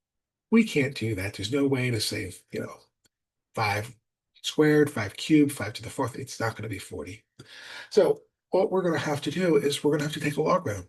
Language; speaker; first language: English; native; English